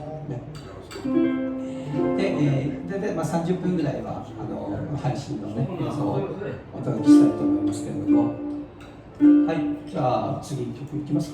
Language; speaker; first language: Japanese; native; Japanese